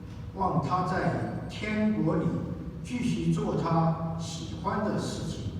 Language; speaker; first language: Chinese; native; Chinese